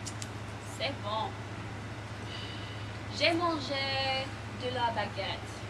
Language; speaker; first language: French; non-native, learner; English